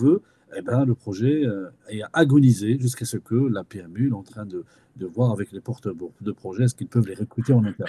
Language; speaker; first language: French; native; French